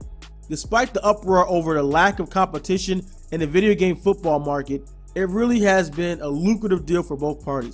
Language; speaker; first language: English; native; English